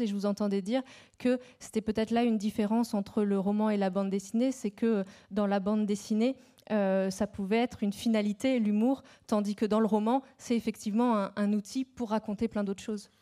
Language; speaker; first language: French; native; French